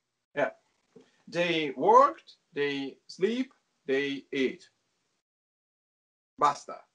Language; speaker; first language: English; non-native, learner; Italian